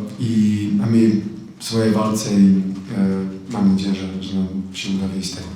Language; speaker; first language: Polish; non-native, fluent; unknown